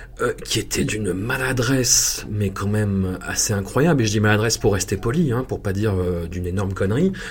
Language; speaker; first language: French; native; French